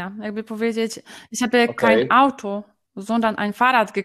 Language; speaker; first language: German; non-native, fluent; Polish